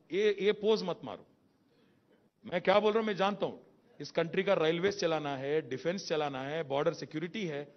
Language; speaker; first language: Hindi; non-native, local second language; Telugu